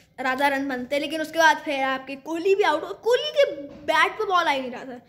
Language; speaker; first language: Urdu; native; Urdu